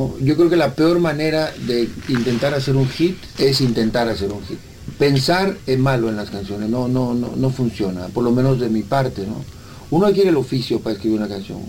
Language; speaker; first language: Spanish; native; Spanish